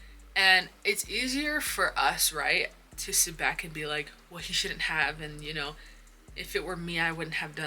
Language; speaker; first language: English; native; English